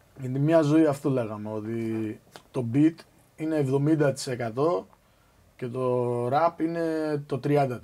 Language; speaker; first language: Greek; early bilingual, other home language; English